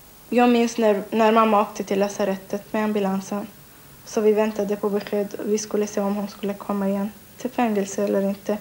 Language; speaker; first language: Swedish; non-native, learner; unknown